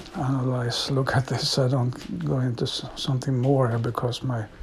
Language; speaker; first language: English; non-native, fluent; Swedish